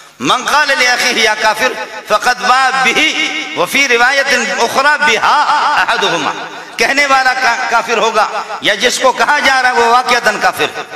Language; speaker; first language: Urdu; non-native, local second language; Baluchi